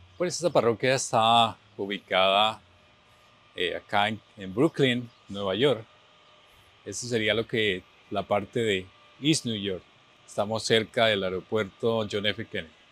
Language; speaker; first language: Spanish; native; Spanish